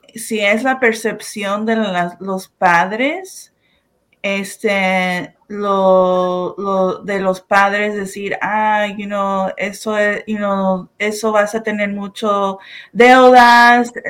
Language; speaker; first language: Spanish; early bilingual, heritage; Spanish